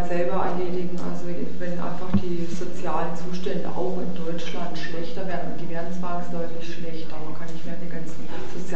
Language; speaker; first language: German; native; German